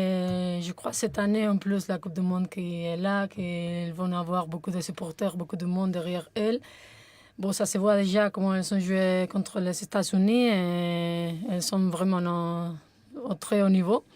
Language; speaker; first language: French; non-native, fluent; Spanish